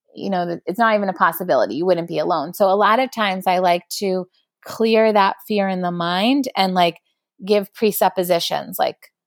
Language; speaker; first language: English; native; English